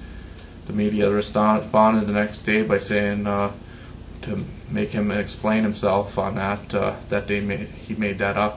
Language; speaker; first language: English; native; English